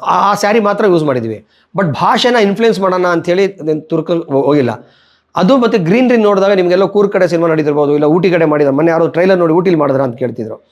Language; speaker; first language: Kannada; native; Kannada